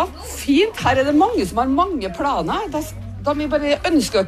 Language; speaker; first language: Norwegian; native; Norwegian